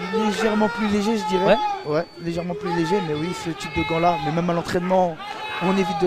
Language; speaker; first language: French; native; French